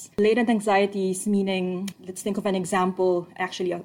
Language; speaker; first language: English; non-native, local second language; Filipino